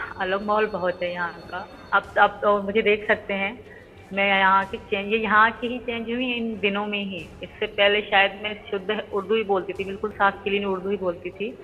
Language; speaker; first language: Urdu; non-native, local second language; Sindhi